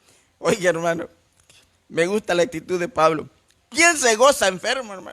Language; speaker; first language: Spanish; native; Spanish